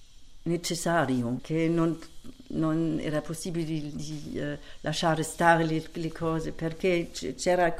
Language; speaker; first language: Italian; non-native, fluent; German